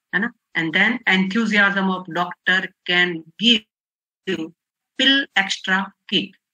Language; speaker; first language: Hindi; non-native, local second language; Gujarati